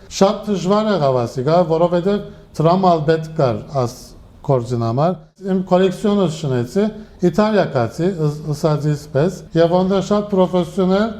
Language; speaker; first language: Armenian; native; Armenian